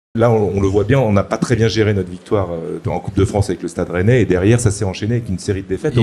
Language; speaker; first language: French; native; French